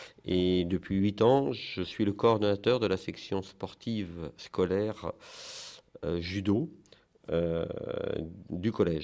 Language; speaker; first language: French; native; French